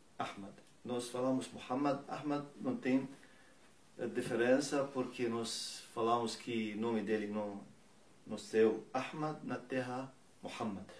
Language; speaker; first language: Portuguese; non-native, learner; Persian